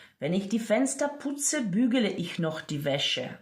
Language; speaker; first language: German; non-native, fluent; Ukrainian